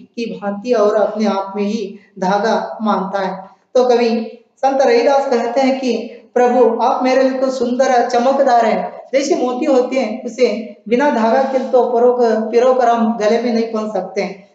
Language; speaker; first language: Hindi; non-native, local second language; Kannada